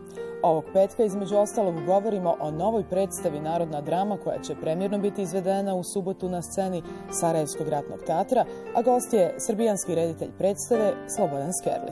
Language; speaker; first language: Serbian; native; Serbian